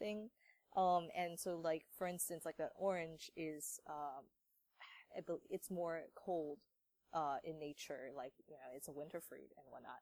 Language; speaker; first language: English; native; English